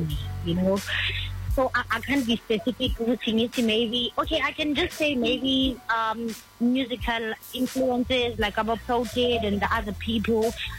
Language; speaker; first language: English; non-native, local second language; Zulu